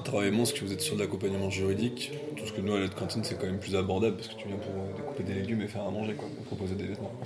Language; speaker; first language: French; native; French